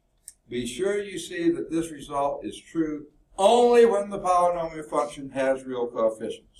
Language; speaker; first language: English; native; English